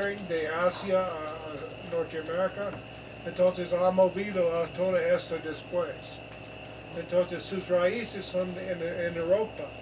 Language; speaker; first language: Spanish; non-native, learner; English